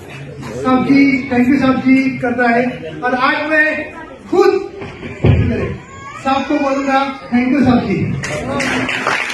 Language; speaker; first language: Hindi; non-native, local second language; Marathi